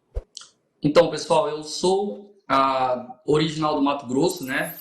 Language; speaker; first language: Portuguese; native; Portuguese